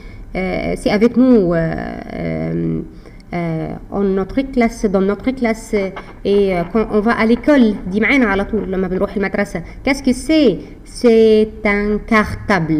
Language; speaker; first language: French; non-native, fluent; Arabic